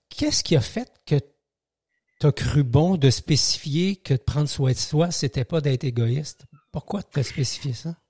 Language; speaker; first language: French; native; French